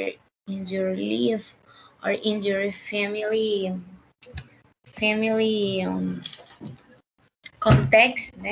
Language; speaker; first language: English; non-native, learner; Spanish